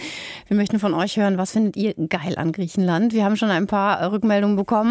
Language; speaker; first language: German; native; German